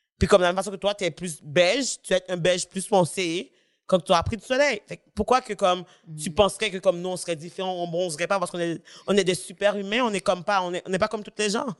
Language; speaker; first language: French; native; French